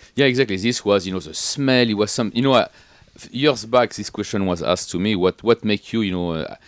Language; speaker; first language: English; non-native, fluent; French